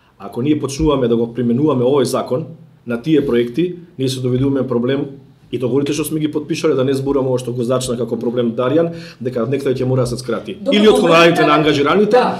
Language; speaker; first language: Macedonian; native; Macedonian